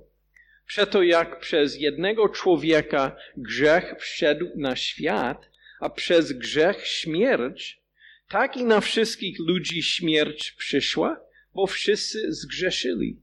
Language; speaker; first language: Polish; non-native, fluent; English